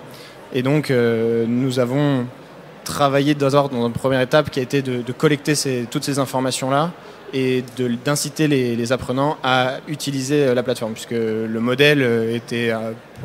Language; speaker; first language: French; native; French